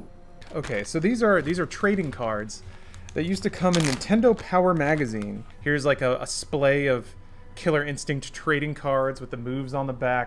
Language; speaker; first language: English; native; English